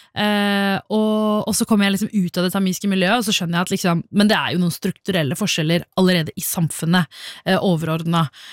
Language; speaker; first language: Norwegian; early bilingual, other home language; Tamil